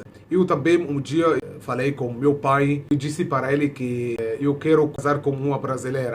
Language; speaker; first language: Portuguese; non-native, fluent; Arabic